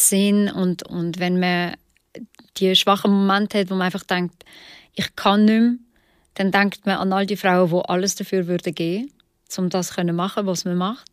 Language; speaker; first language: German; early bilingual, other home language; Albanian